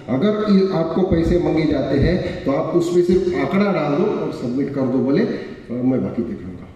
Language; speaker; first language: Hindi; non-native, local second language; Marathi